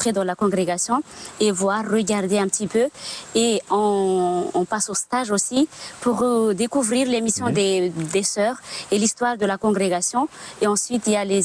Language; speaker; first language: French; non-native, local second language; Malagasy